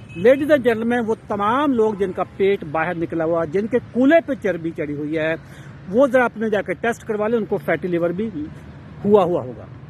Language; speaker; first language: Urdu; native; Urdu